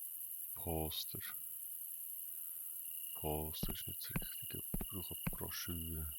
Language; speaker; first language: German; native; German